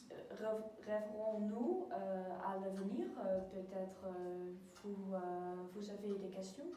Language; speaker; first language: French; non-native, learner; Dutch